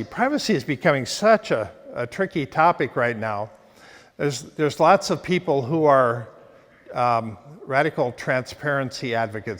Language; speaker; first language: English; native; English